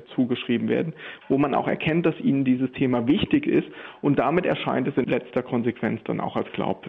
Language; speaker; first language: German; native; German